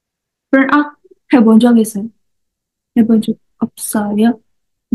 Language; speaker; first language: Korean; non-native, learner; Indonesian